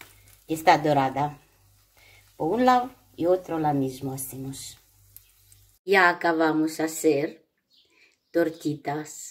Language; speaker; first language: Spanish; non-native, learner; Ukrainian